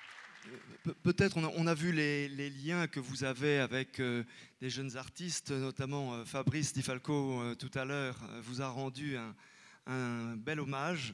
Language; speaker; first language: French; native; French